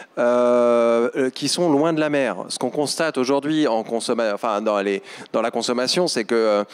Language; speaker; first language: French; native; French